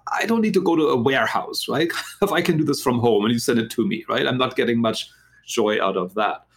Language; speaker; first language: English; non-native, fluent; German